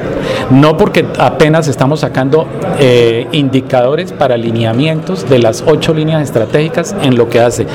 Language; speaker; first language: Spanish; native; Spanish